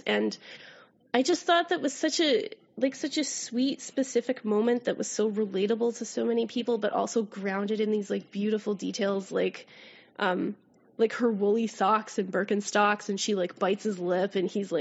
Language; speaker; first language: English; native; English